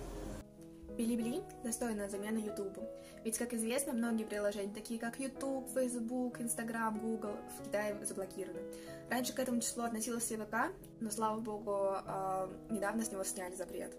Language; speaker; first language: Russian; native; Russian